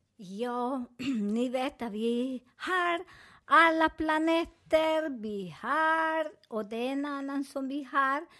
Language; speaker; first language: Swedish; non-native, learner; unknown